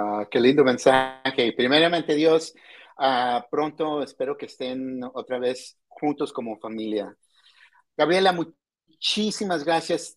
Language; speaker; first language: Spanish; early bilingual, heritage; Spanish